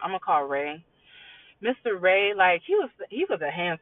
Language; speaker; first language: English; native; English